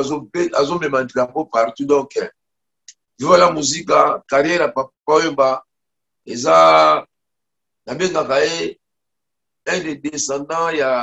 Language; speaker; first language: French; non-native, local second language; Lingala